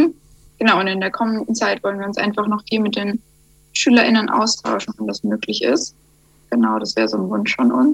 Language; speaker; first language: German; native; German